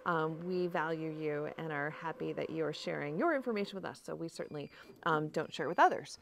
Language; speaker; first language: English; native; English